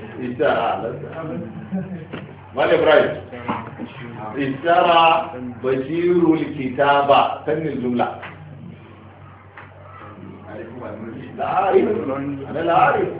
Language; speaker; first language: Arabic; non-native, fluent; Hausa